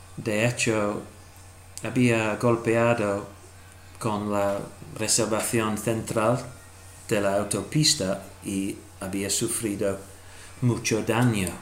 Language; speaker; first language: Spanish; non-native, learner; English